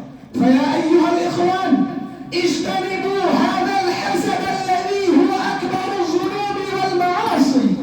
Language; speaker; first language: Arabic; non-native, learner; Urdu